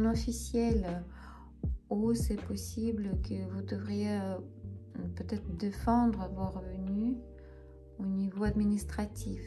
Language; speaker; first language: French; non-native, fluent; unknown